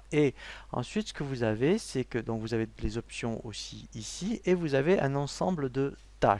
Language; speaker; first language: French; native; French